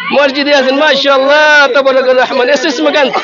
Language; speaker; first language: Arabic; non-native, learner; Bangla